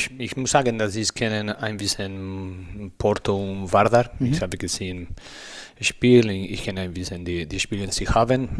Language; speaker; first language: German; non-native, learner; Spanish